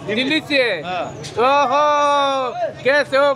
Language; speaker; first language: Hindi; non-native, learner; Persian